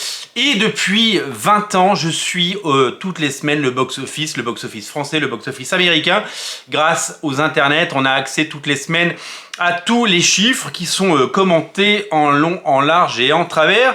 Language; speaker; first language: French; native; French